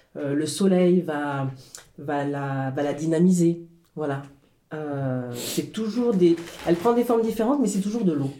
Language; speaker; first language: French; early bilingual, other home language; Arabic